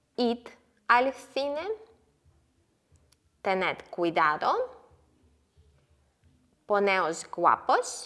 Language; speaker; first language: Spanish; non-native, fluent; Ukrainian